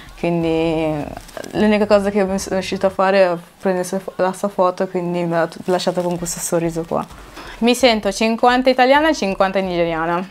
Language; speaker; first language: Italian; early bilingual, other home language; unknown